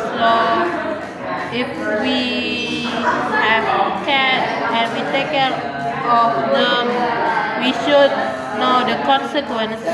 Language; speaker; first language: English; non-native, learner; Indonesian